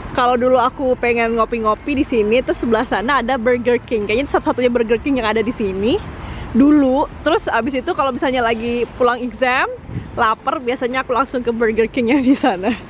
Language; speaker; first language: Indonesian; native; Indonesian